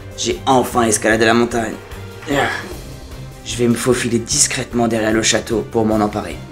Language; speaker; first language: French; native; French